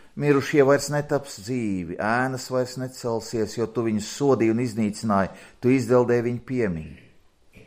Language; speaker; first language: Latvian; native; Latvian